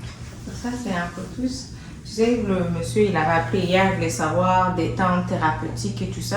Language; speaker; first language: French; native; French